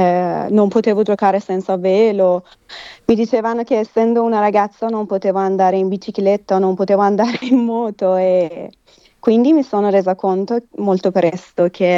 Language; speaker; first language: Italian; non-native, fluent; Persian